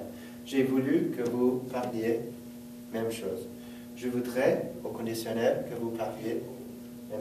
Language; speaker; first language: French; non-native, fluent; English